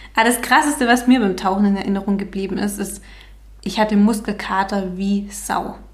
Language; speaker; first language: German; native; German